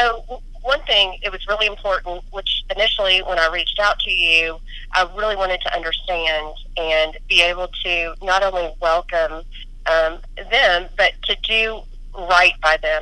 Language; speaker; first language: English; native; English